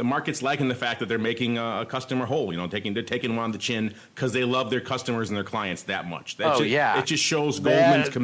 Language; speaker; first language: English; native; English